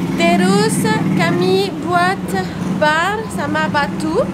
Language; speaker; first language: Indonesian; non-native, learner; French